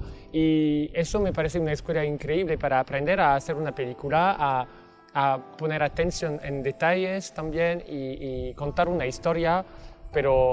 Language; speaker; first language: Spanish; non-native, fluent; French